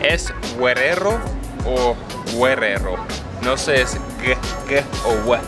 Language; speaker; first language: Spanish; non-native, learner; English